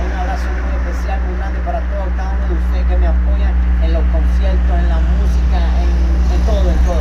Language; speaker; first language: Spanish; native; Spanish